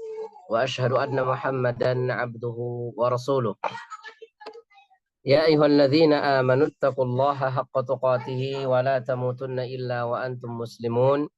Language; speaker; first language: Arabic; non-native, fluent; Indonesian